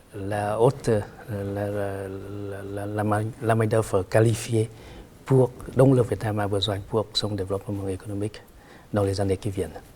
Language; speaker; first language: French; non-native, fluent; Vietnamese